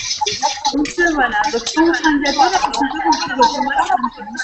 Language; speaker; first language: French; native; French